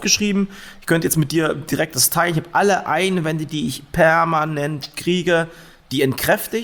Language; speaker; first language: German; native; German